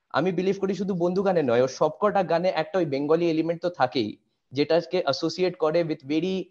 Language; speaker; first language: Bangla; non-native, local second language; Hindi